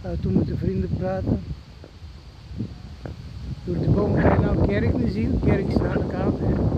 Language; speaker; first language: Dutch; non-native, learner; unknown